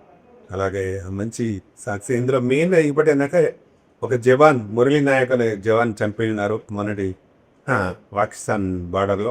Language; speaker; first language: Telugu; native; Telugu